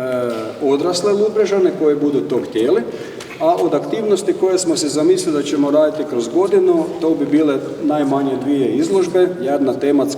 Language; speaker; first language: Croatian; native; Croatian